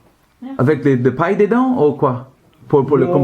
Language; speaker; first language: French; non-native, learner; English